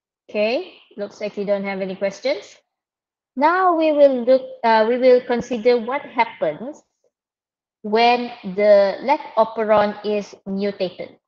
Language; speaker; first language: English; non-native, local second language; Malay